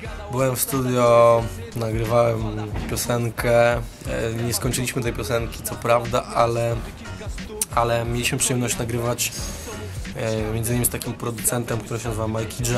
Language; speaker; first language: Polish; native; Polish